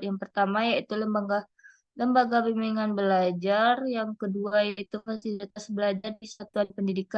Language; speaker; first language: Indonesian; native; Indonesian